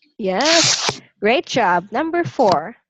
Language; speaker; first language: English; non-native, local second language; Filipino